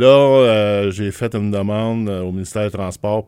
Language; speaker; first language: French; native; French